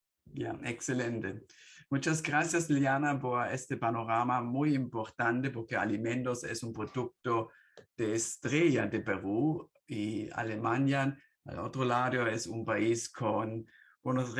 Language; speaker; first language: Spanish; non-native, fluent; German